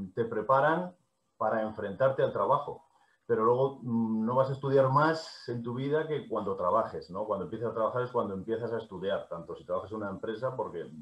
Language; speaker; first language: Spanish; native; Spanish